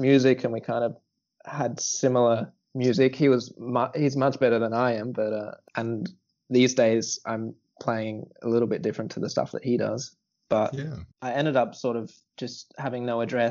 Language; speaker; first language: English; native; English